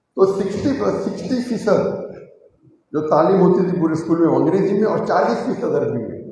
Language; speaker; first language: Urdu; non-native, local second language; Konkani